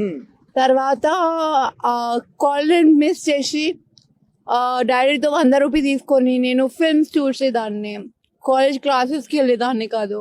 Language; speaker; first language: Telugu; non-native, local second language; Hindi